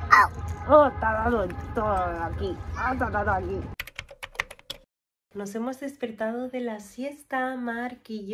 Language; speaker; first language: Spanish; native; Spanish